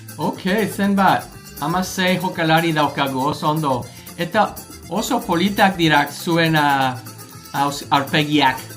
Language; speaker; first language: Basque; non-native, learner; English